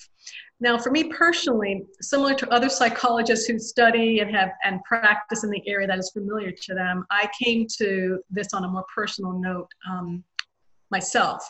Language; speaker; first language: English; native; English